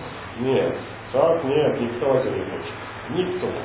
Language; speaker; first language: Russian; non-native, learner; English